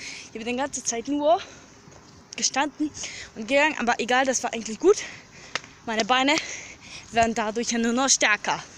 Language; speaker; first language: German; early bilingual, other home language; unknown